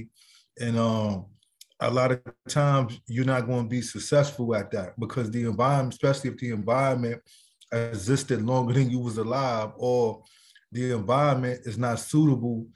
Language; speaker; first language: English; native; English